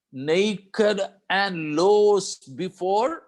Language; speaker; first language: English; non-native, local second language; Malayalam